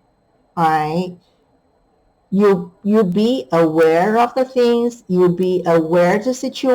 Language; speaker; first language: English; non-native, fluent; Chinese